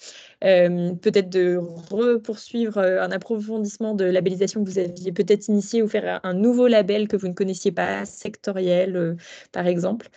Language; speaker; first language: French; native; French